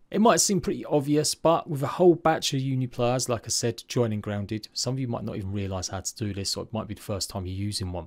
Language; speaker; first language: English; native; English